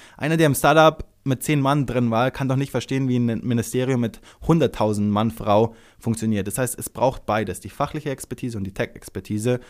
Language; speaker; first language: German; early bilingual, other home language; Croatian